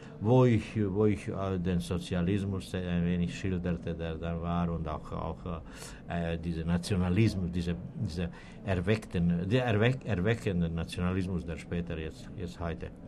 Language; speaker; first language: German; non-native, fluent; Serbian